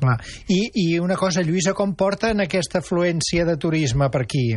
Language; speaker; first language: Catalan; native; Catalan